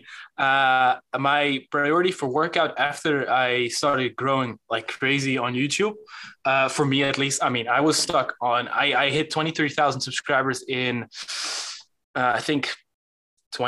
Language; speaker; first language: English; non-native, fluent; Dutch